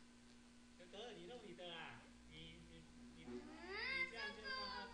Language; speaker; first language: Chinese; native; Chinese